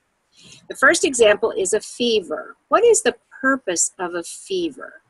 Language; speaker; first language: English; native; English